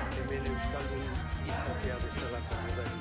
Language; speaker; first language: Basque; non-native, learner; Spanish